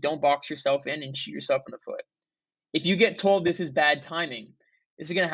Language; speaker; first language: English; native; English